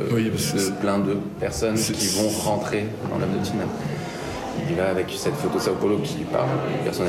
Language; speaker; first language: French; native; French